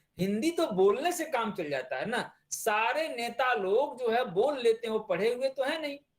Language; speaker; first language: Hindi; native; Hindi